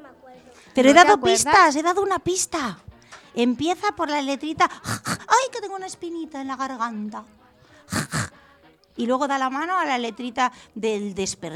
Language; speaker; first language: Spanish; native; Spanish